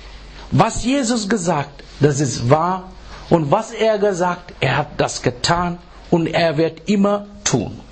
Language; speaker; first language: German; non-native, learner; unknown